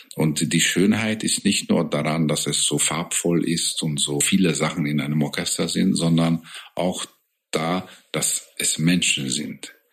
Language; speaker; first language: German; non-native, fluent; Hungarian